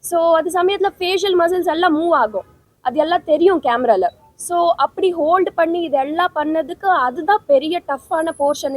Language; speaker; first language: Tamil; non-native, fluent; Telugu